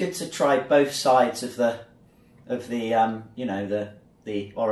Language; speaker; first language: English; native; English